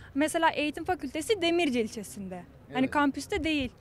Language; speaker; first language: Turkish; native; Turkish